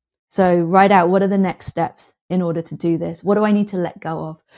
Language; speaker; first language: English; native; English